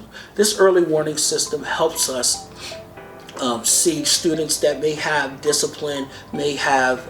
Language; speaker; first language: English; native; English